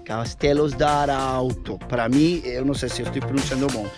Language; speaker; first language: Portuguese; non-native, learner; Spanish